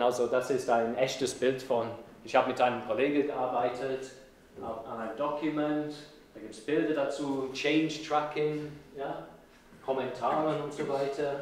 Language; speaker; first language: German; non-native, fluent; English